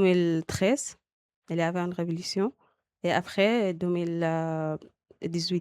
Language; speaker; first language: French; non-native, learner; Arabic